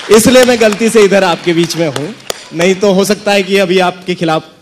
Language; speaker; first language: Hindi; native; Hindi